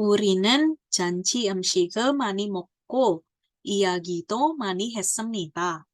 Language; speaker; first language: Korean; non-native, learner; Indonesian